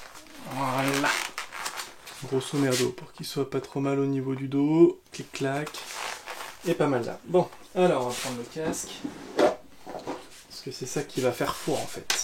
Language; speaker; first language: French; native; French